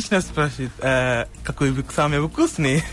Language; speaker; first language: Russian; non-native, learner; Sinhala